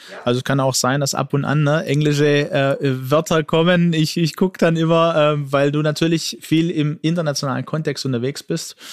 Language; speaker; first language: German; early bilingual, other home language; Greek